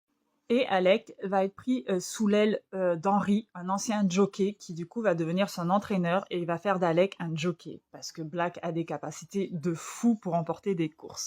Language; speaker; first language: French; native; French